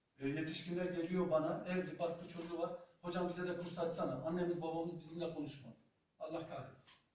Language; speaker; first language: Turkish; non-native, local second language; Zaza